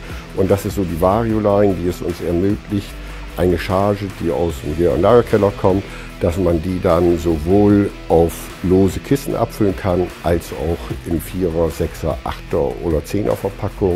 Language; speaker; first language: German; native; German